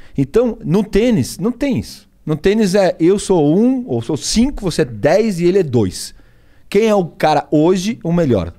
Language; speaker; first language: Portuguese; early bilingual, other home language; Spanish